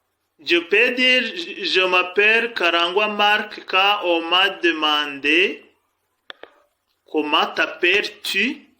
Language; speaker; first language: French; non-native, fluent; Kinyarwanda